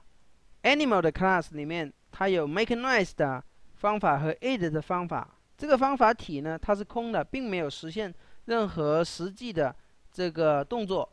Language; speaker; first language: Chinese; native; Chinese